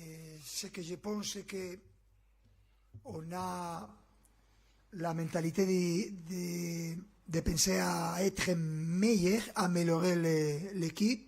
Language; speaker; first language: French; non-native, fluent; Spanish